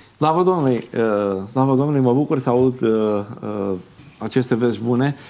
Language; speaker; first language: Romanian; native; Romanian